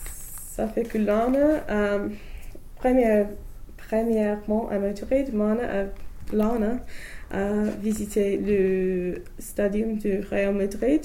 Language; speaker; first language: French; non-native, learner; English